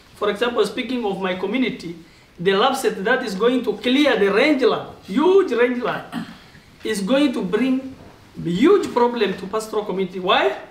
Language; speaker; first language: English; non-native, local second language; Oromo